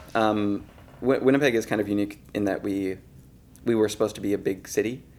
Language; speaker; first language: English; native; English